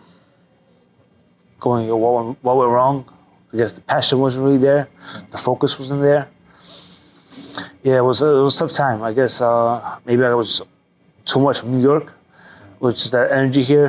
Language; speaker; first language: English; native; English